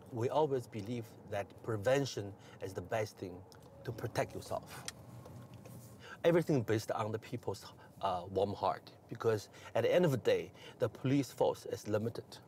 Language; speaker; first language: English; non-native, fluent; Chinese